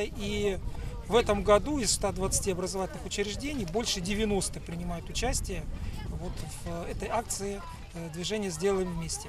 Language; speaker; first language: Russian; native; Russian